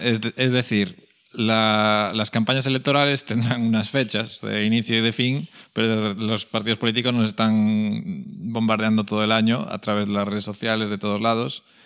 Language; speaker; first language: Spanish; native; Spanish